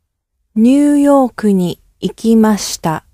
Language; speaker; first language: Japanese; non-native, learner; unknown